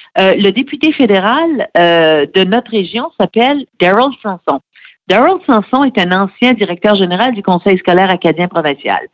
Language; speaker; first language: French; native; French